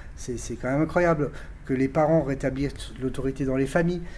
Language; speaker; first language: French; native; French